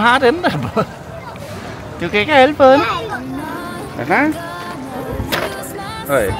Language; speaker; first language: Danish; native; Danish